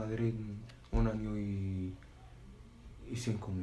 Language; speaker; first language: Spanish; non-native, learner; Arabic